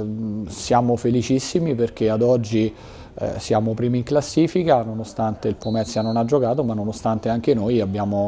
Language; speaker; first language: Italian; native; Italian